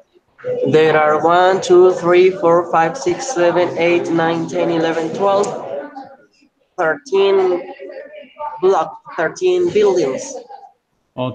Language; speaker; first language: English; non-native, learner; Spanish